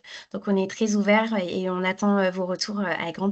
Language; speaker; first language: French; native; French